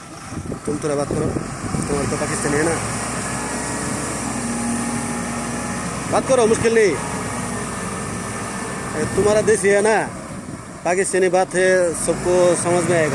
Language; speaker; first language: Hindi; non-native, learner; Bangla